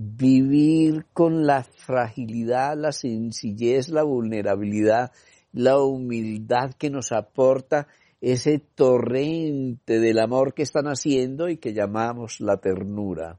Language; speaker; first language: Spanish; native; Spanish